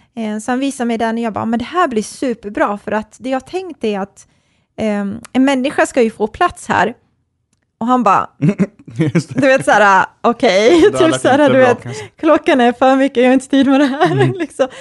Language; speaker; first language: Swedish; early bilingual, other home language; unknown